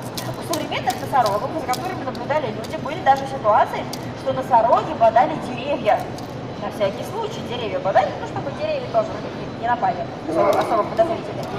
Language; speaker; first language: Russian; native; Russian